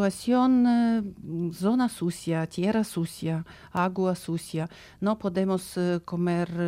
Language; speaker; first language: Spanish; non-native, learner; Ukrainian